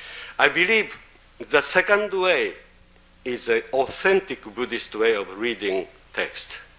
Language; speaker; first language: English; non-native, fluent; Japanese